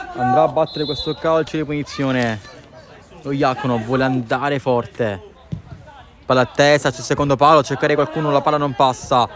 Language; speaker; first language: Italian; native; Italian